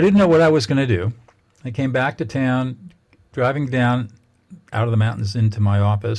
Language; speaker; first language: English; native; English